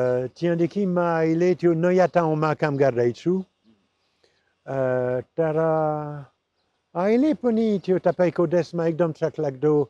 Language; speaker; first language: Nepali; non-native, learner; French